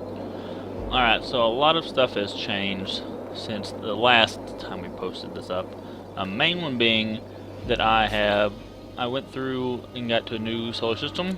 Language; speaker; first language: English; native; English